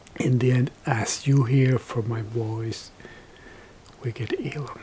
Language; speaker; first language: English; non-native, fluent; Finnish